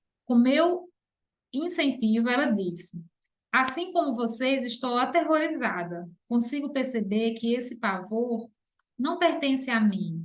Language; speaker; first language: Portuguese; native; Portuguese